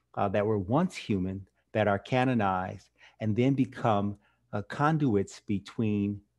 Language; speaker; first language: English; native; English